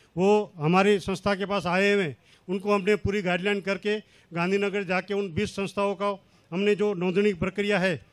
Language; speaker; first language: Hindi; non-native, local second language; Kachhi